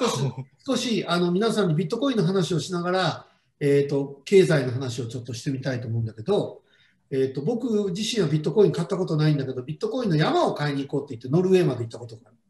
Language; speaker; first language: Japanese; native; Japanese